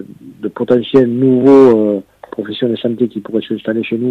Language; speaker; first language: French; native; French